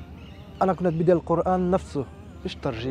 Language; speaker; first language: Arabic; non-native, fluent; French